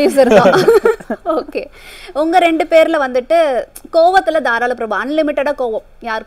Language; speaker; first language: Tamil; native; Tamil